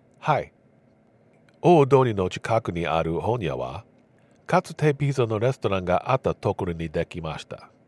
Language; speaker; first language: Japanese; non-native, learner; English